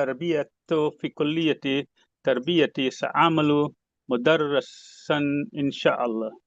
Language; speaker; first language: Arabic; non-native, learner; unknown